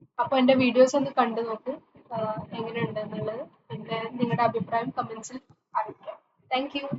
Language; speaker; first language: Malayalam; early bilingual, heritage; Malayalam